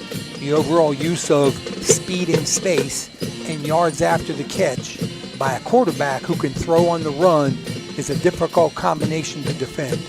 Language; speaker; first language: English; native; English